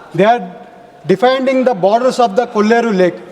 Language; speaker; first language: English; non-native, local second language; Telugu